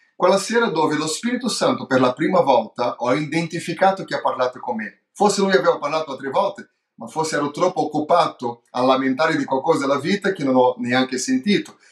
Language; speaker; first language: Italian; non-native, fluent; Portuguese